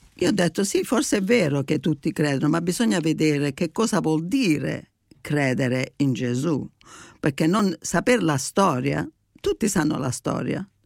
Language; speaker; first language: Italian; early bilingual, heritage; Italian